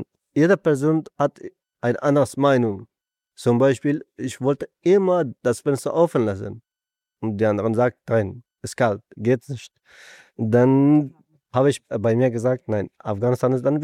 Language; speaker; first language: German; non-native, learner; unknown